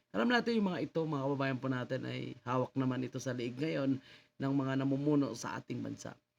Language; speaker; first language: Filipino; native; Filipino